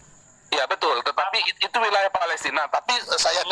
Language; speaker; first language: Indonesian; native; Indonesian